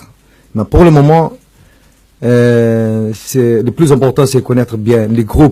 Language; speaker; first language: French; non-native, fluent; Portuguese